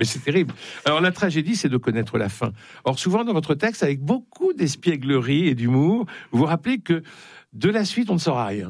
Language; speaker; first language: French; native; French